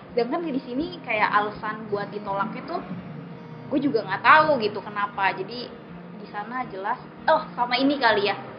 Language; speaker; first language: Indonesian; native; Indonesian